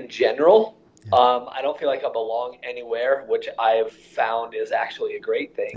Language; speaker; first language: English; native; English